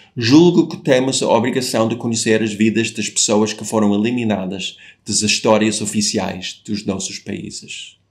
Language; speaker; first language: Portuguese; non-native, fluent; English